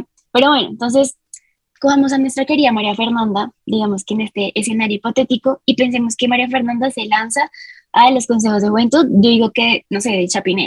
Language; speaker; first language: Spanish; native; Spanish